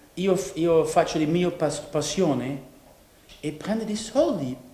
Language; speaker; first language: Italian; non-native, learner; Dutch